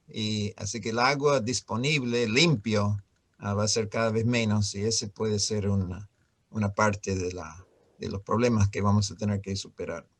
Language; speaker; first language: Spanish; non-native, fluent; English